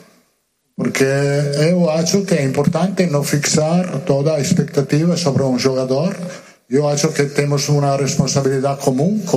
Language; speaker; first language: Portuguese; non-native, learner; Italian